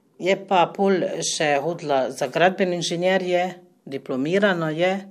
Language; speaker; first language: Slovenian; non-native, fluent; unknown